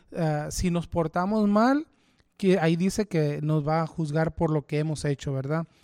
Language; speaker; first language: Spanish; early bilingual, heritage; Spanish